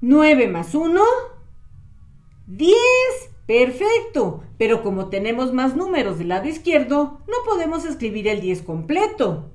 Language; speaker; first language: Spanish; native; Spanish